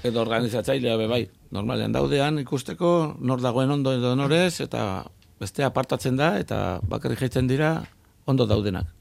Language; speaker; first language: Basque; non-native, local second language; Spanish